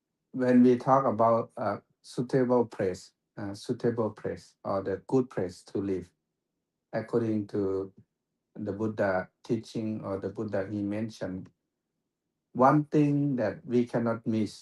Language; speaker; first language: English; non-native, fluent; Thai